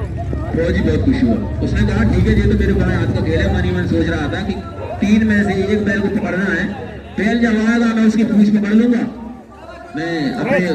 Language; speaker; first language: Hindi; native; Hindi